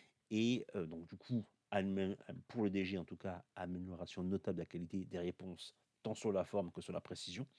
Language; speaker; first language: French; native; French